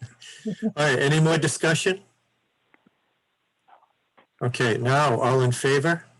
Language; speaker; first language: English; native; English